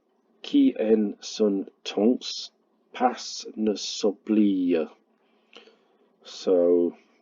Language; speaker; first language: French; non-native, learner; English